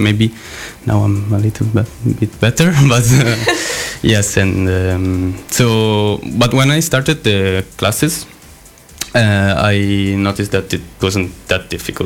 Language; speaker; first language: English; non-native, learner; Italian